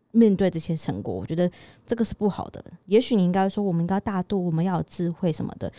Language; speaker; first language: Chinese; native; Chinese